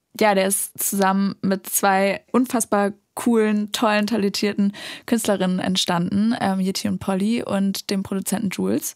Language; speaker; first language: German; native; German